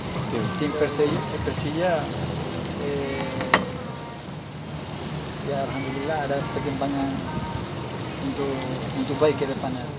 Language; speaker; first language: Indonesian; non-native, fluent; Spanish